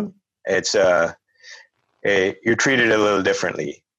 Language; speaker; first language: English; non-native, local second language; Urdu